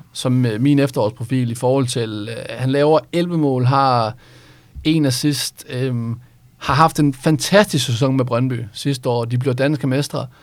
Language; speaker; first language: Danish; native; Danish